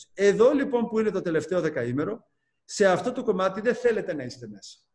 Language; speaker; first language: Greek; native; Greek